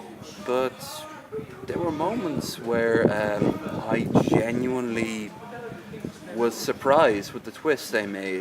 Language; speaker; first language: English; native; English